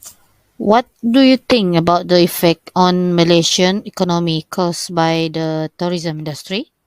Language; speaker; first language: English; non-native, local second language; Malay